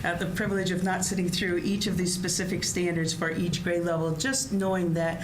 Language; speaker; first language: English; native; English